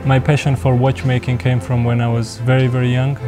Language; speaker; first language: English; non-native, fluent; Georgian